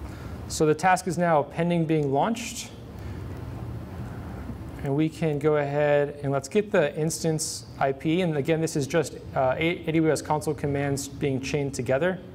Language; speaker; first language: English; native; English